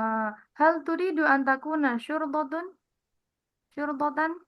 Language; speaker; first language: Arabic; non-native, fluent; Indonesian